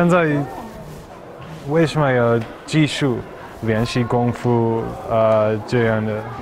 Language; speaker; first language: Chinese; non-native, fluent; English